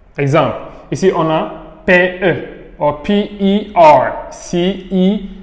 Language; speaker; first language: French; non-native, local second language; Wolof